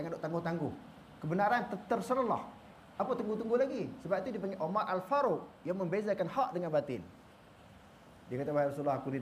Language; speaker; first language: Malay; native; Malay